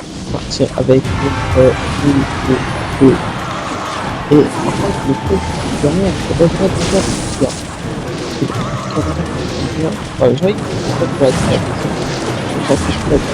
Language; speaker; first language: French; native; French